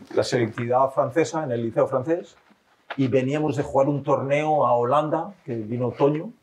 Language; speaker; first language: Spanish; early bilingual, heritage; French